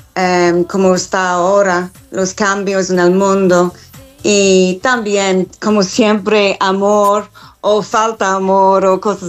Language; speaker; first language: Spanish; non-native, fluent; English